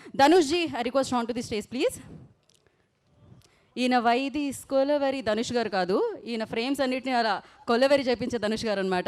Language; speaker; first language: Telugu; native; Telugu